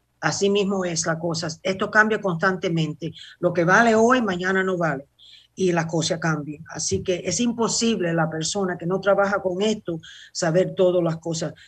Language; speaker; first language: Spanish; early bilingual, heritage; Spanish